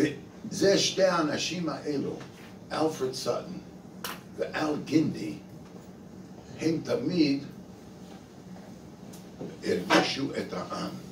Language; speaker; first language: Hebrew; non-native, fluent; English